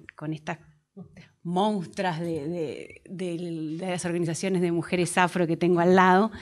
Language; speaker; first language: Spanish; native; Spanish